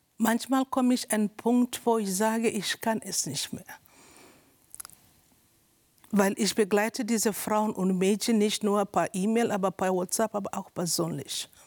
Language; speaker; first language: German; non-native, learner; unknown